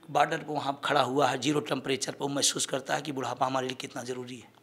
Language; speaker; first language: Hindi; native; Hindi